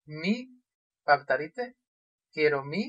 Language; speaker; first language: Spanish; non-native, fluent; Russian